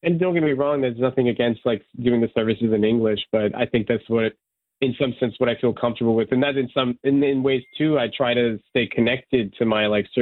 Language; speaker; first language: English; non-native, local second language; Serbian